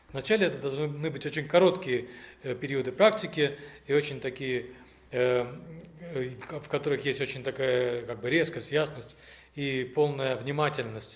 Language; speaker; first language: Russian; native; Russian